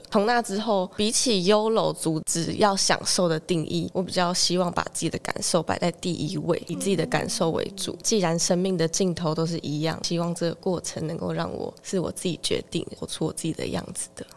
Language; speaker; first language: Chinese; native; Chinese